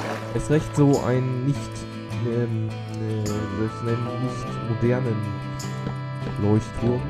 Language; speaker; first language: German; native; German